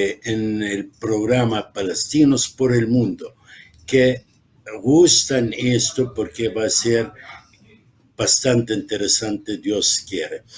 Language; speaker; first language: Spanish; non-native, fluent; Arabic